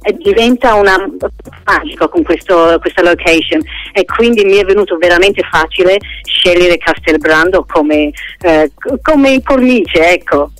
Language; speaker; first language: Italian; early bilingual, heritage; English